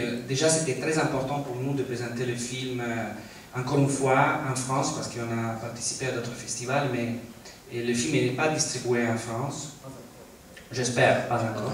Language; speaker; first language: French; non-native, fluent; Italian